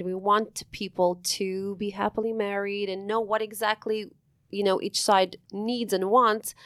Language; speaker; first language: English; early bilingual, other home language; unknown